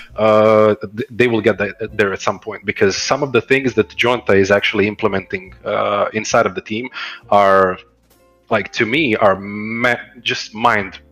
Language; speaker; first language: English; non-native, fluent; Croatian